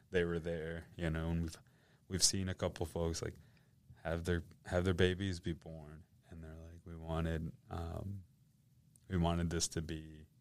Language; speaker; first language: English; native; English